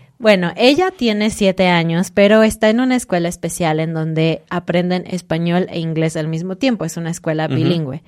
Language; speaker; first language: Spanish; native; Spanish